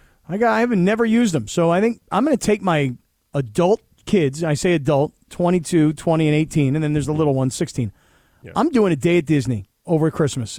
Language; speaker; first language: English; native; English